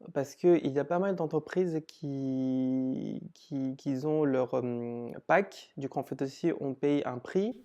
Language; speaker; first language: French; non-native, fluent; Korean